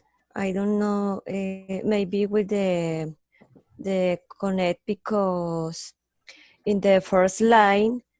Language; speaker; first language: English; non-native, learner; Spanish